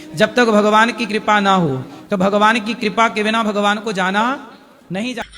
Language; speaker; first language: Hindi; native; Hindi